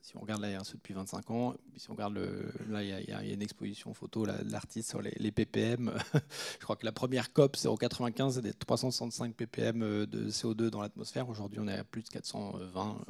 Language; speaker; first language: French; native; French